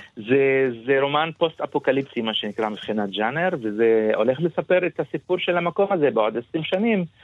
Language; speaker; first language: Hebrew; non-native, local second language; Arabic